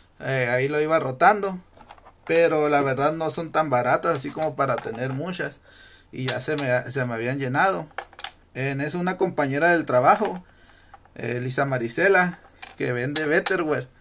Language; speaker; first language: Spanish; native; Spanish